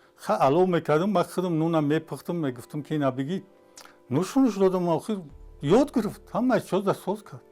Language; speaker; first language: Tajik; native; Tajik